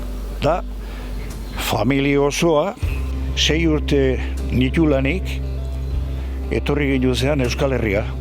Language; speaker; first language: Basque; early bilingual, other home language; Spanish